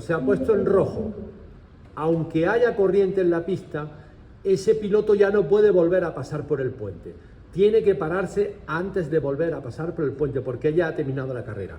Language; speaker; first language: Spanish; native; Spanish